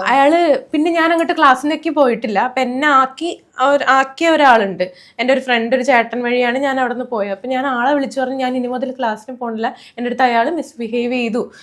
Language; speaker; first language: Malayalam; native; Malayalam